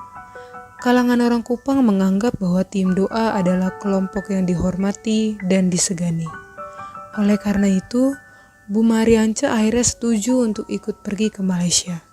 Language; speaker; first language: Indonesian; native; Indonesian